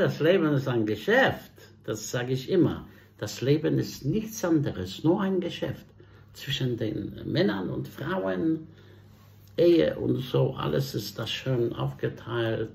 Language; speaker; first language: German; non-native, fluent; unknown